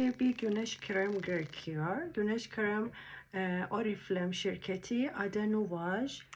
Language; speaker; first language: Turkish; non-native, learner; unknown